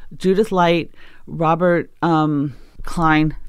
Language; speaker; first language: English; native; English